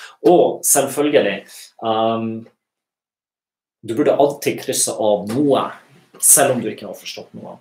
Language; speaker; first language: Norwegian; non-native, fluent; German